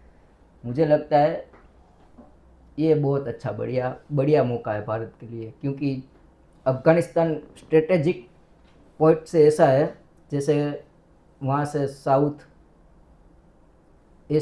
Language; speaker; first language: Hindi; non-native, local second language; Gujarati